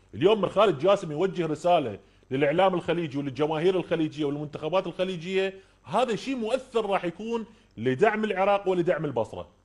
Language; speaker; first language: Arabic; native; Arabic